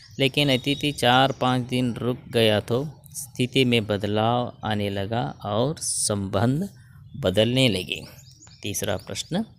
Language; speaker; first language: Hindi; non-native, local second language; Kannada